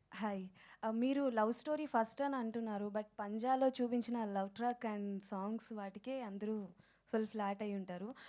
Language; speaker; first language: Telugu; native; Telugu